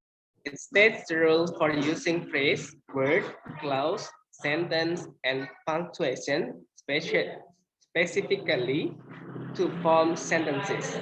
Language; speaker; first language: English; non-native, learner; Indonesian